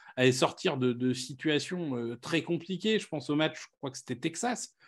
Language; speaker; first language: French; native; French